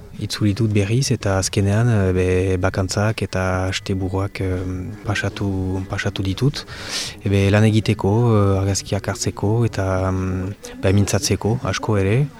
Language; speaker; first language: Basque; non-native, local second language; French